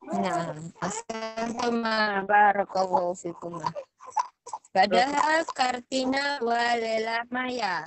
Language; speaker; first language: Indonesian; native; Indonesian